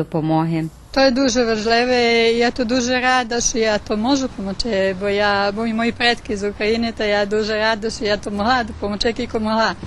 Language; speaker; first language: Ukrainian; early bilingual, heritage; Ukrainian